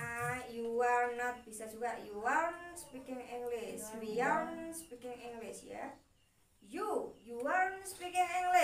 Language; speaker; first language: English; non-native, learner; Indonesian